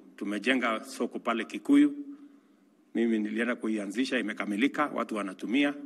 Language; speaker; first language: Swahili; non-native, local second language; Kalenjin